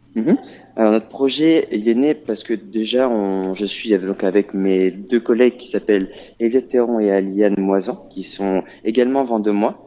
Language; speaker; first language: French; native; French